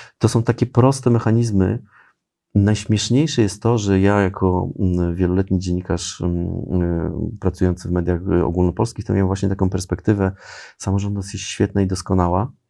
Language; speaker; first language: Polish; native; Polish